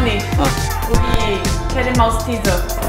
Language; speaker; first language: Korean; non-native, learner; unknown